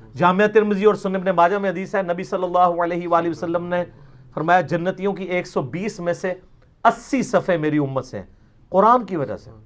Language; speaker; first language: Urdu; native; Urdu